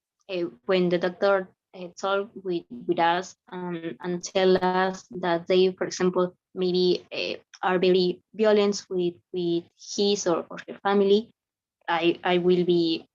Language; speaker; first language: English; non-native, learner; Spanish